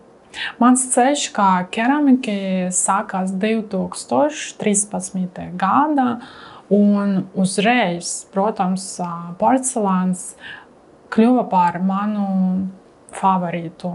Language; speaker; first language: Latvian; non-native, learner; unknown